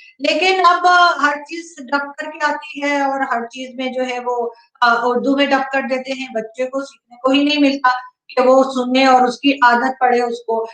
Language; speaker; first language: Urdu; native; Urdu